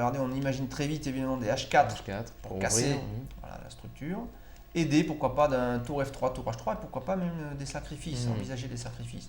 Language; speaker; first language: French; native; French